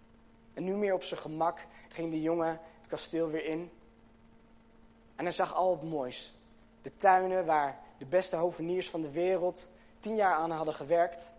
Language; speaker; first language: Dutch; native; Dutch